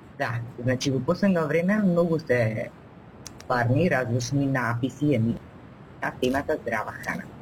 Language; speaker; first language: Macedonian; native; Macedonian